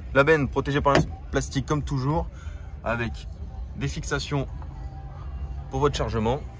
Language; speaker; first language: French; native; French